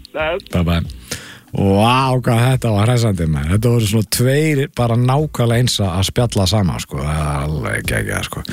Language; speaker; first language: Icelandic; native; Icelandic